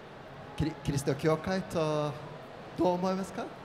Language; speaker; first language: Japanese; non-native, learner; French